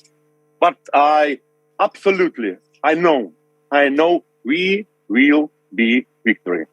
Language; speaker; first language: English; non-native, learner; Russian